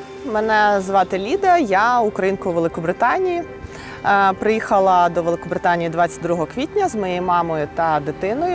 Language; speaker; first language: Ukrainian; native; Ukrainian